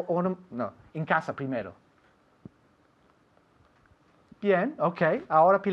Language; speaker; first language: Spanish; non-native, fluent; English